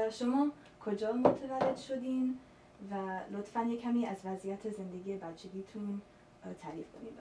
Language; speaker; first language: Persian; early bilingual, heritage; Persian